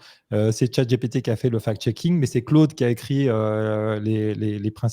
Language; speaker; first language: French; native; French